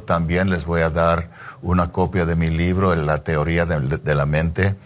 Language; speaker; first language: Spanish; early bilingual, heritage; English